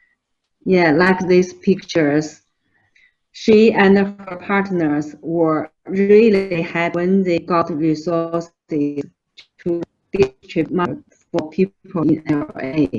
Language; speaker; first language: English; non-native, fluent; Chinese